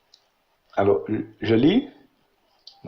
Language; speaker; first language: French; non-native, learner; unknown